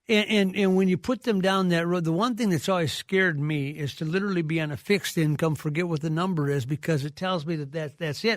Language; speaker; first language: English; native; English